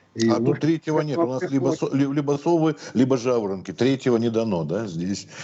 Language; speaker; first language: Russian; native; Russian